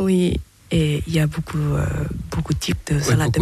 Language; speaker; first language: French; non-native, learner; Thai